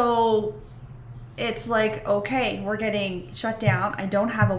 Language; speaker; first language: English; native; English